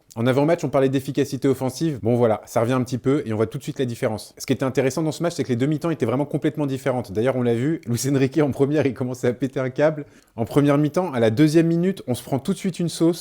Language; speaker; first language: French; native; French